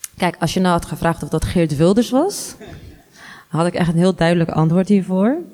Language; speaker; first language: Dutch; early bilingual, other home language; Arabic